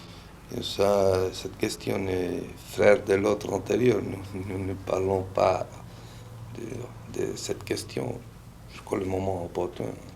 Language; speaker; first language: French; non-native, fluent; Spanish